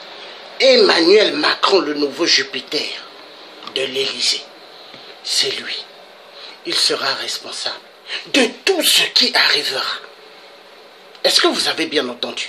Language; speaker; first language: French; non-native, local second language; Kongo